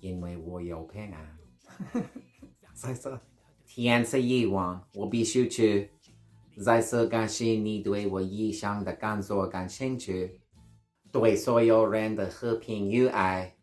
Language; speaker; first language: Chinese; non-native, learner; English